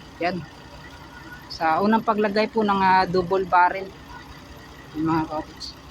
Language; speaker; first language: Filipino; non-native, local second language; Cebuano